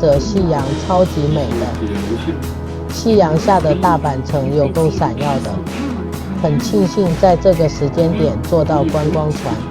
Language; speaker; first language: Chinese; native; Chinese